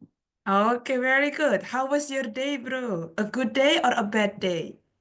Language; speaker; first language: English; non-native, fluent; Indonesian